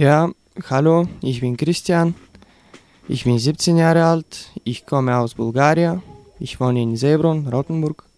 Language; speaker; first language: German; non-native, learner; Bulgarian